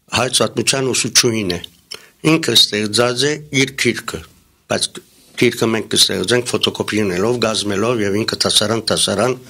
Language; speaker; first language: Armenian; early bilingual, heritage; Armenian